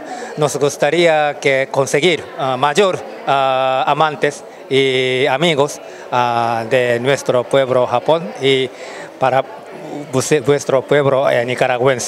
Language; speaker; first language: Spanish; non-native, learner; Japanese